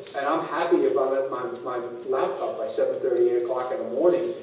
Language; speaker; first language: English; native; English